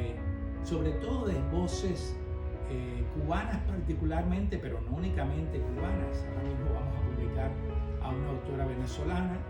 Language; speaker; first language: Spanish; early bilingual, other home language; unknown